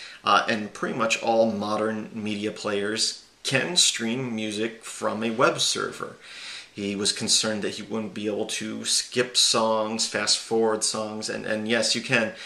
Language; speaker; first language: English; native; English